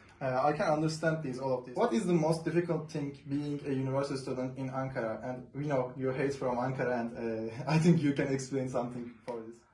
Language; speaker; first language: English; non-native, learner; Turkish